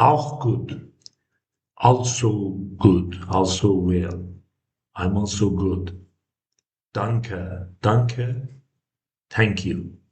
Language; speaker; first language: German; non-native, fluent; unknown